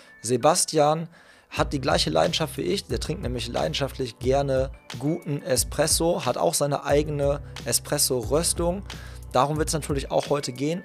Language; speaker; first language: German; native; German